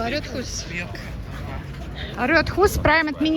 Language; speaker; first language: Swedish; non-native, learner; Russian